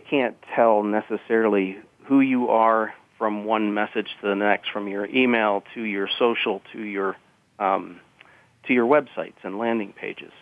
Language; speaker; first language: English; native; English